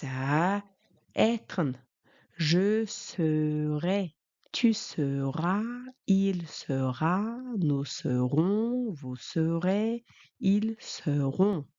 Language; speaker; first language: French; non-native, fluent; Mongolian